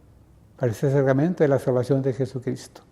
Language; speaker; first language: Spanish; native; Spanish